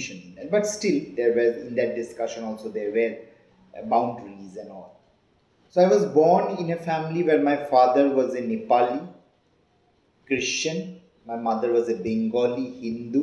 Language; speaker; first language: English; non-native, local second language; Hindi